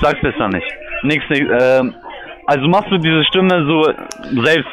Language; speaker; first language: German; native; German